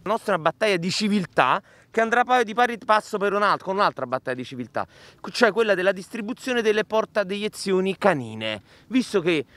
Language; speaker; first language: Italian; native; Italian